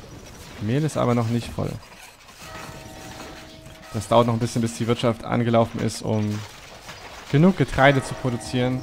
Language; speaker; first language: German; native; German